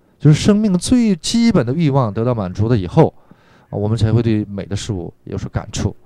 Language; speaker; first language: Chinese; non-native, fluent; Korean